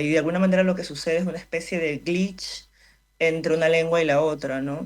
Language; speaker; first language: Spanish; native; Spanish